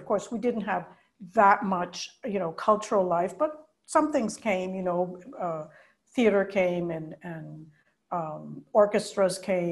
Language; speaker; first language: English; non-native, fluent; Spanish